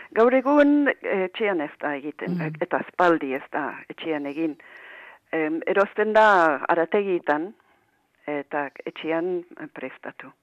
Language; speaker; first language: Basque; non-native, fluent; English